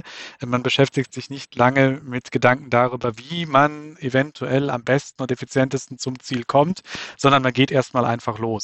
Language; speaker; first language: German; native; German